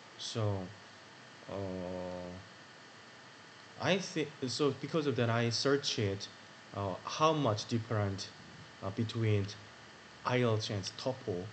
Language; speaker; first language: English; non-native, learner; Korean